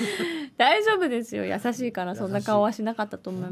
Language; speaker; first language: Japanese; native; Japanese